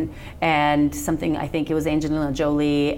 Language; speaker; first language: English; non-native, fluent; Macedonian